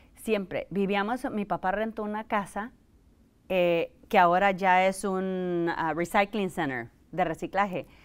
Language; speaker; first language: Spanish; early bilingual, heritage; Spanish